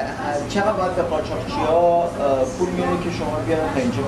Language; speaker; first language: Persian; native; Persian